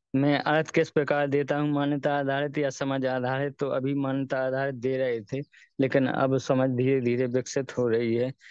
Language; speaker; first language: Hindi; native; Hindi